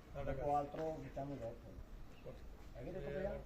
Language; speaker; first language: Italian; non-native, learner; Punjabi